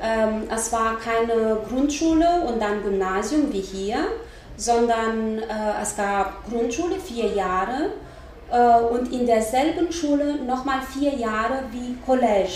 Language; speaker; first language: German; non-native, fluent; Romanian